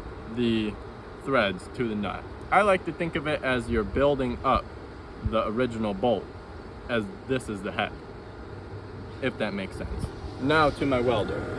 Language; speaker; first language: English; native; English